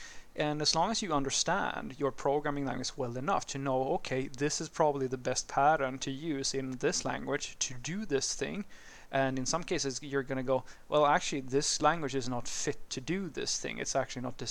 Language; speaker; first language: English; non-native, fluent; Swedish